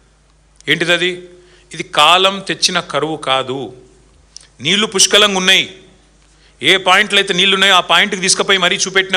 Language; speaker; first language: Telugu; native; Telugu